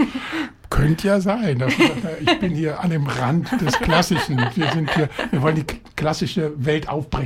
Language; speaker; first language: German; native; German